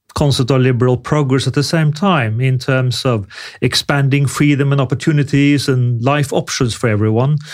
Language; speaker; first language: English; non-native, fluent; Norwegian